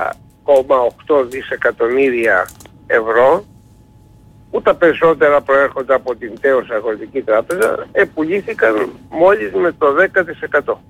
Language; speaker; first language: Greek; native; Greek